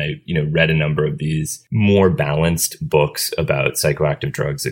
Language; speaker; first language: English; native; English